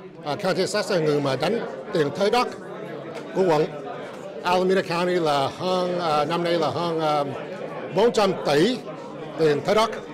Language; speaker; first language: Vietnamese; early bilingual, heritage; English